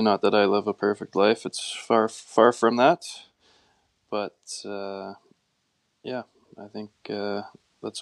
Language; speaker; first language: English; native; English